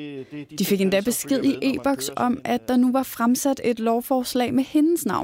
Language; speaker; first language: Danish; native; Danish